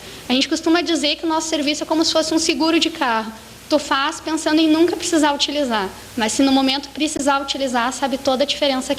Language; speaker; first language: Portuguese; native; Portuguese